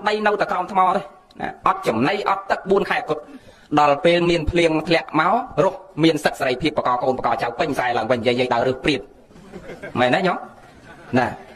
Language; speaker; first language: Khmer; native; Khmer